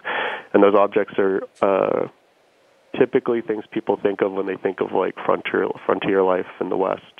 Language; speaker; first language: English; native; English